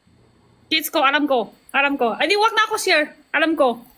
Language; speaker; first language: Filipino; non-native, learner; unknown